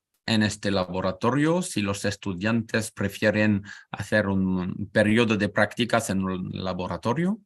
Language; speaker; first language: Spanish; non-native, learner; French